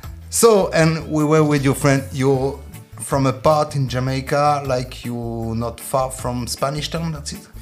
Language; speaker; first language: English; non-native, fluent; French